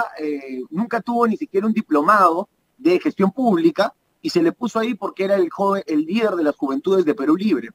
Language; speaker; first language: Spanish; native; Spanish